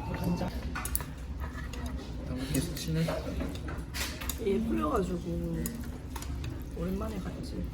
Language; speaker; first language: Korean; non-native, fluent; Japanese